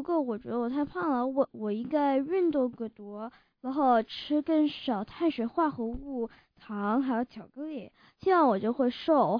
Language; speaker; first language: Chinese; early bilingual, heritage; Chinese